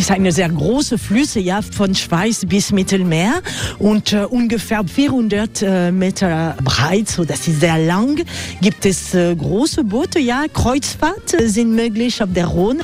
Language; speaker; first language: German; non-native, learner; French